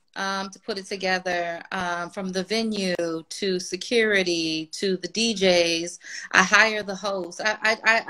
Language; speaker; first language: English; native; English